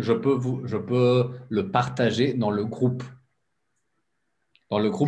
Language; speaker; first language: French; non-native, learner; English